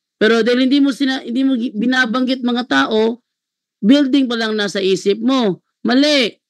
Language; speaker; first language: Filipino; non-native, local second language; Cebuano